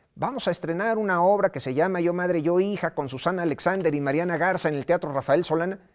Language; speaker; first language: Spanish; native; Spanish